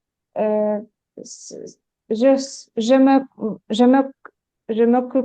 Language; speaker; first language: French; non-native, learner; Ukrainian